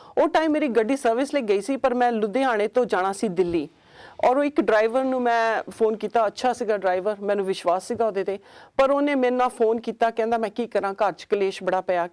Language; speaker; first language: Punjabi; early bilingual, heritage; Punjabi